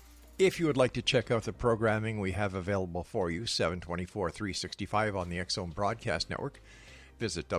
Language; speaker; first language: English; native; English